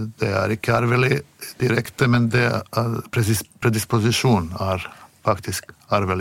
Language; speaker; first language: Norwegian; non-native, fluent; Bosnian